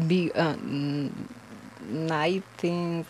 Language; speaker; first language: English; non-native, learner; Spanish